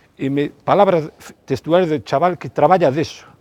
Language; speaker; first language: Spanish; non-native, local second language; Galician